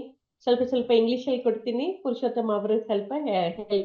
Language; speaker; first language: Kannada; non-native, learner; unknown